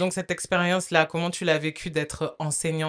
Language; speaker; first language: French; native; French